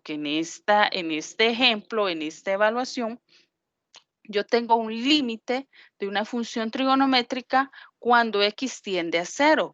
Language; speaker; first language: Spanish; native; Spanish